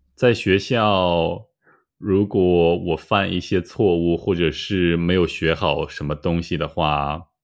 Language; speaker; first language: Chinese; native; Chinese